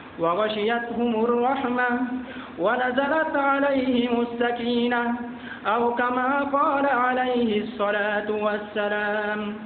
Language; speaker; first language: Arabic; non-native, fluent; Bangla